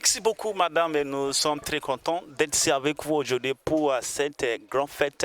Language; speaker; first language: French; non-native, learner; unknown